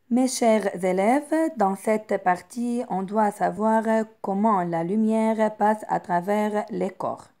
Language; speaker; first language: French; non-native, local second language; Arabic